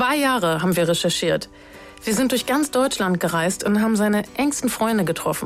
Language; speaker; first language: German; native; German